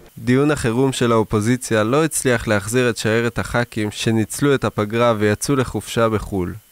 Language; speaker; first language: Hebrew; native; Hebrew